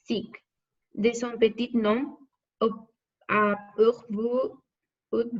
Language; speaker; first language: French; non-native, learner; Spanish